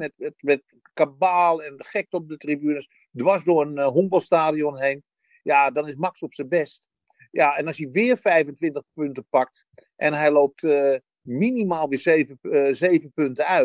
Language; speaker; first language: Dutch; native; Dutch